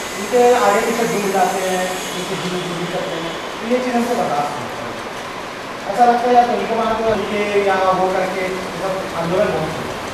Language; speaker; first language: Hindi; non-native, local second language; Chhattisgarhi